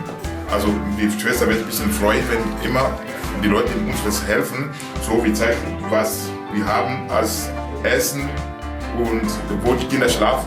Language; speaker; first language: German; non-native, learner; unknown